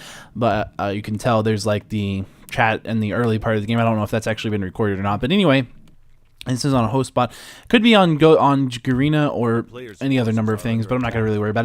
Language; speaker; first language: English; native; English